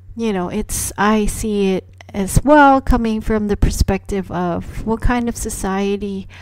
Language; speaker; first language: English; non-native, local second language; Cebuano